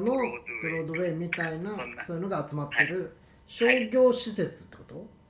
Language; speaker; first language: Japanese; native; Japanese